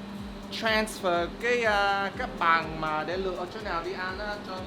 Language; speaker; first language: Vietnamese; early bilingual, heritage; Vietnamese